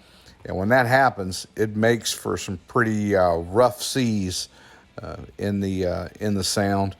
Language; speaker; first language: English; native; English